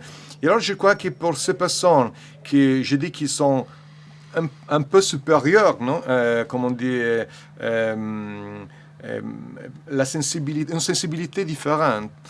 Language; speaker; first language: French; non-native, learner; Italian